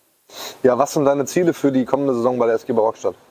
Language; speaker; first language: German; native; German